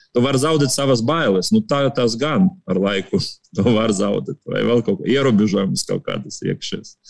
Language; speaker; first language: Latvian; non-native, local second language; Russian